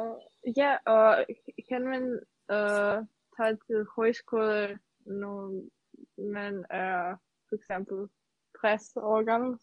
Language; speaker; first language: Danish; non-native, learner; Serbian